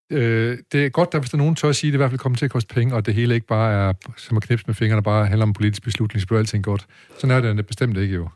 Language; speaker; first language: Danish; native; Danish